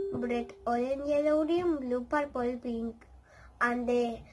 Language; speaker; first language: English; non-native, learner; Spanish